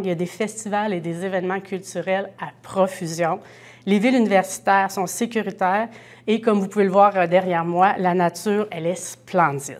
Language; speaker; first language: French; native; French